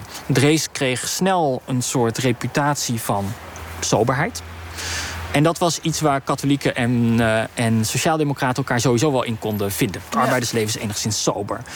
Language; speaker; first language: Dutch; native; Dutch